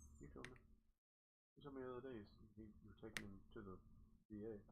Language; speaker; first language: English; native; English